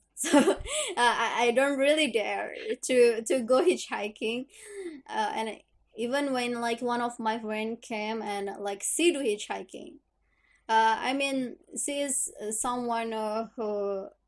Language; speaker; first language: English; non-native, learner; Indonesian